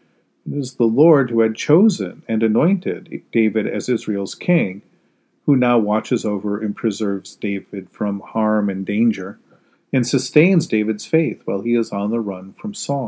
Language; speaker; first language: English; native; English